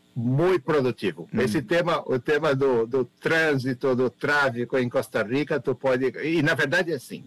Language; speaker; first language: Spanish; non-native, learner; Portuguese